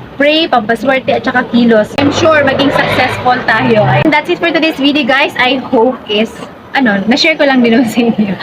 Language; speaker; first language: Filipino; non-native, local second language; Cebuano